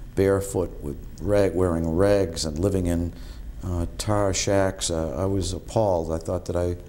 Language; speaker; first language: English; native; English